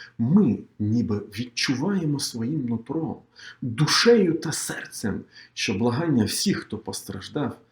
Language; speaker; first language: Ukrainian; non-native, local second language; Crimean Tatar